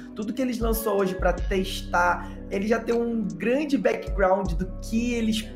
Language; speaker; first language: Portuguese; native; Portuguese